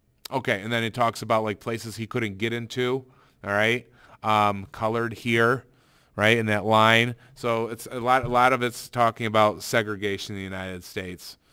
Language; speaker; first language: English; native; English